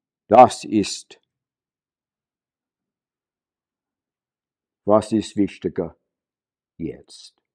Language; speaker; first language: German; non-native, learner; English